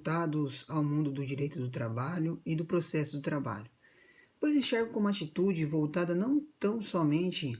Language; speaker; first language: Portuguese; native; Portuguese